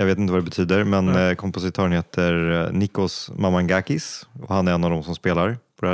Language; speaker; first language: Swedish; native; Swedish